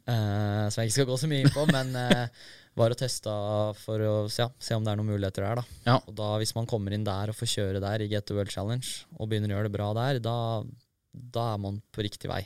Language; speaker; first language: Norwegian; native; Norwegian